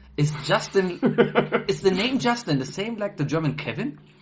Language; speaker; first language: English; non-native, fluent; German